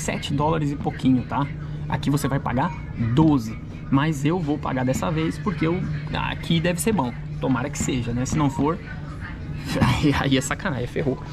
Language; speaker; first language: Portuguese; native; Portuguese